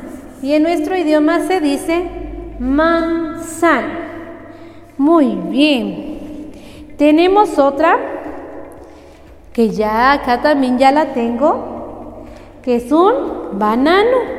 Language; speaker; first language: Spanish; non-native, local second language; Kaqchikel